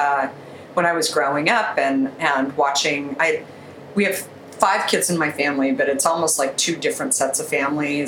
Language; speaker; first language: English; native; English